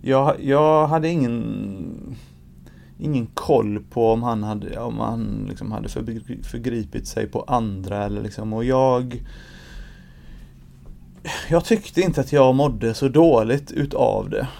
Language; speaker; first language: Swedish; native; Swedish